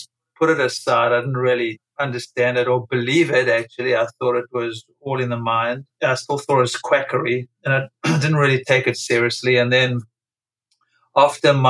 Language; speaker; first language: English; native; English